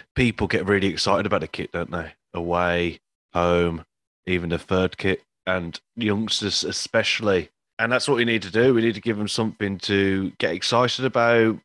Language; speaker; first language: English; native; English